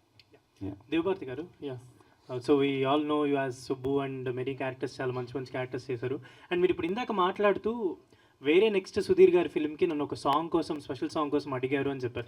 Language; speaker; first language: Telugu; native; Telugu